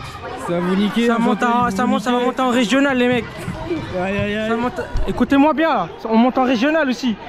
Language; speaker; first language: French; native; French